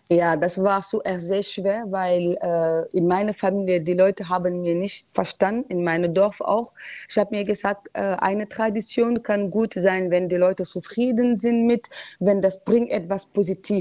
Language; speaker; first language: German; non-native, learner; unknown